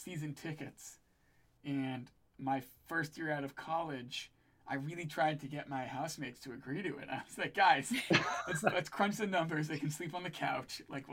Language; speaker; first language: English; native; English